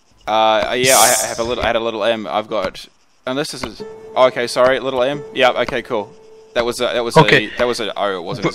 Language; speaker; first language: English; native; English